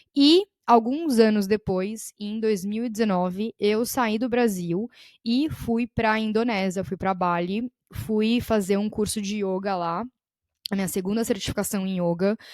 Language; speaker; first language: Portuguese; native; Portuguese